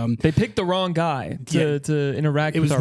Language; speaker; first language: English; native; English